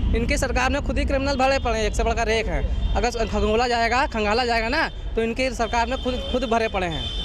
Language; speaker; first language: Hindi; native; Hindi